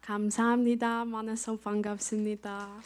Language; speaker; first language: Korean; non-native, learner; English